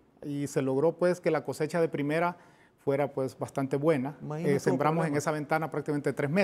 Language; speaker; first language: Spanish; native; Spanish